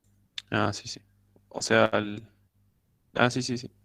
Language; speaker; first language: Spanish; native; Spanish